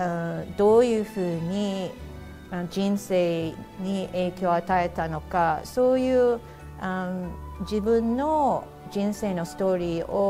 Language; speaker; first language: Japanese; early bilingual, heritage; Japanese